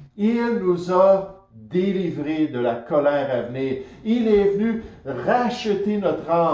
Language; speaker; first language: French; native; French